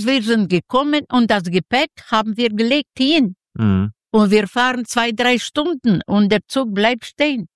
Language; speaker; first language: German; non-native, learner; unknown